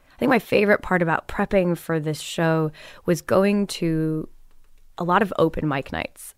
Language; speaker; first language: English; native; English